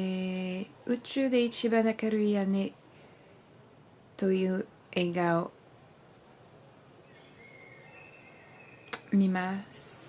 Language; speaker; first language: Japanese; non-native, learner; French